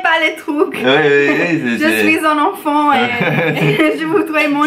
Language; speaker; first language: French; non-native, learner; English